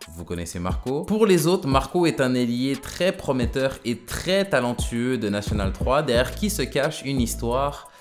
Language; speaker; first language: French; native; French